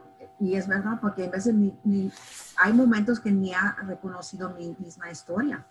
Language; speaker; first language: Spanish; early bilingual, heritage; Spanish